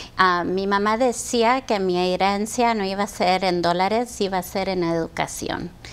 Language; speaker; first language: Spanish; early bilingual, heritage; Spanish